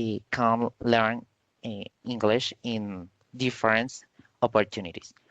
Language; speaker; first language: English; non-native, learner; Spanish